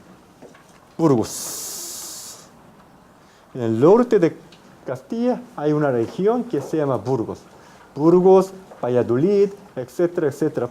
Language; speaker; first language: Spanish; non-native, fluent; Korean